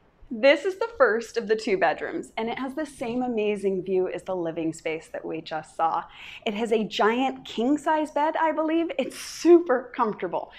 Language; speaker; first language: English; native; English